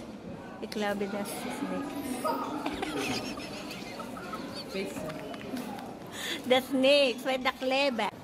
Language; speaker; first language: German; non-native, learner; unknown